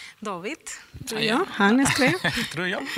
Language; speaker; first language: Swedish; non-native, learner; Spanish